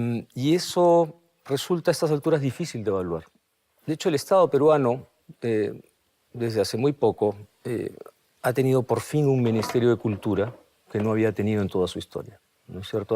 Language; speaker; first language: Spanish; native; Spanish